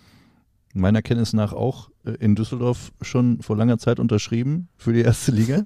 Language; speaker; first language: German; native; German